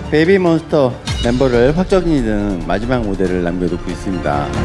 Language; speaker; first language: Korean; native; Korean